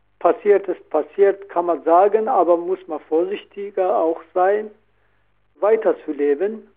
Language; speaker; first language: German; non-native, learner; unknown